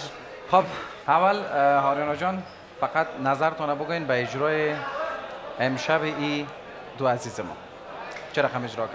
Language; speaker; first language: Persian; native; Persian